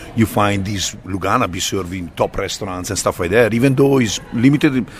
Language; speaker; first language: English; non-native, fluent; Italian